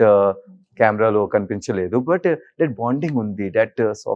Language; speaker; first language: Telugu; non-native, learner; Hindi